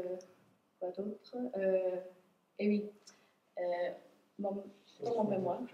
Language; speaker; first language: French; non-native, fluent; English